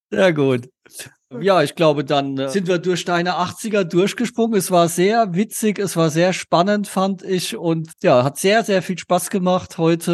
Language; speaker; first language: German; native; German